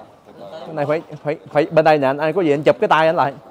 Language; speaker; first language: Vietnamese; native; Vietnamese